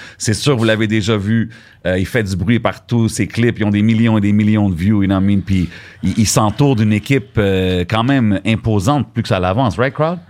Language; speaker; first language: French; native; French